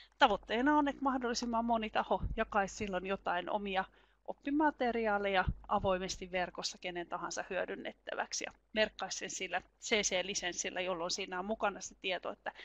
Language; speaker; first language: Finnish; native; Finnish